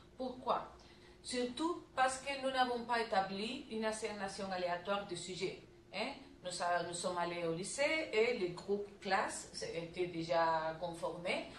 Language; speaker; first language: French; non-native, learner; Spanish